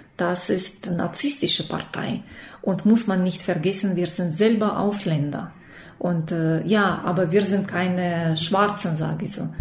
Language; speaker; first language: German; non-native, fluent; Russian